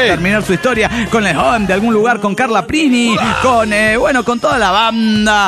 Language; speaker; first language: Spanish; native; Spanish